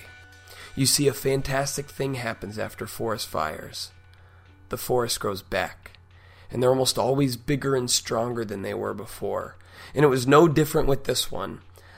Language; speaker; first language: English; native; English